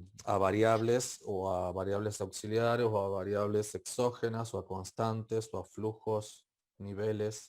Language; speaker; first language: Spanish; native; Spanish